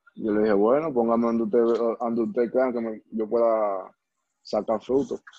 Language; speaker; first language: Spanish; native; Spanish